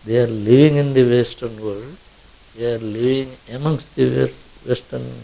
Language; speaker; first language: English; non-native, local second language; Gujarati